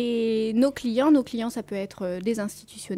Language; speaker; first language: French; native; French